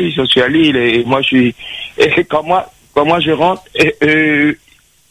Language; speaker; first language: French; native; French